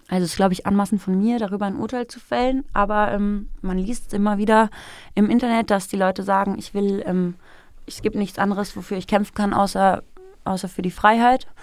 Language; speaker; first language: German; early bilingual, other home language; Persian